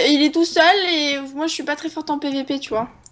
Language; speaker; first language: French; native; French